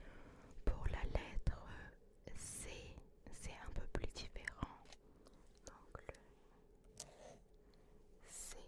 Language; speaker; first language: French; early bilingual, other home language; Turkish